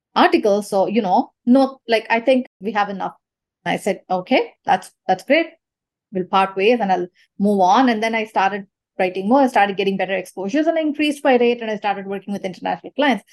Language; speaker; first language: English; non-native, local second language; Tamil